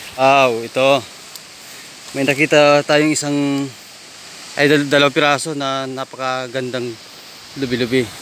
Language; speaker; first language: Filipino; non-native, local second language; Bikol